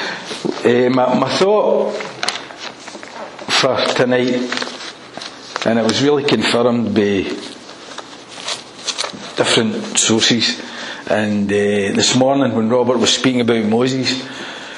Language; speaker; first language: English; native; English